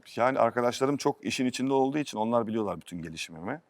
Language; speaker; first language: Turkish; native; Turkish